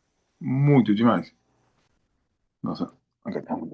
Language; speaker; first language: Portuguese; non-native, learner; Spanish